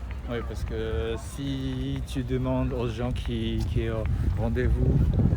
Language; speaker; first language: French; non-native, learner; Japanese